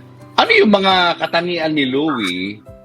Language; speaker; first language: Filipino; native; Filipino